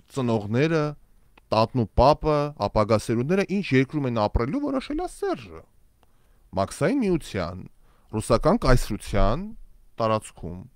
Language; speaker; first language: Armenian; native; Armenian